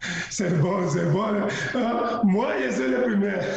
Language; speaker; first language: French; non-native, fluent; Spanish